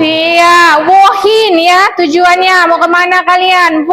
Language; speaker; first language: Indonesian; native; Indonesian